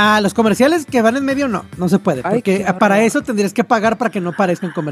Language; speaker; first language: Spanish; native; Spanish